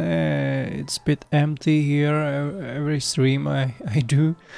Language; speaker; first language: English; non-native, fluent; Czech